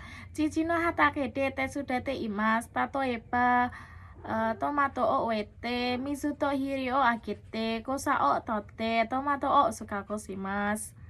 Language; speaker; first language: Japanese; non-native, learner; Indonesian